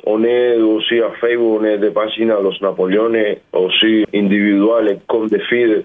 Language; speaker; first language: French; non-native, learner; Spanish